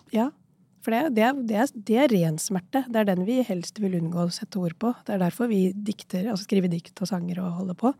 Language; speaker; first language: Norwegian; early bilingual, other home language; Urdu